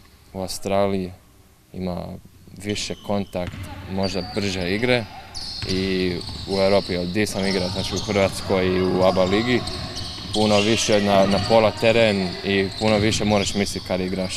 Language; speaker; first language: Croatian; early bilingual, heritage; English